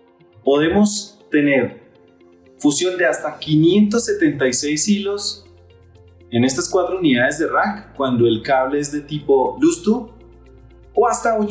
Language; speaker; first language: Spanish; native; Spanish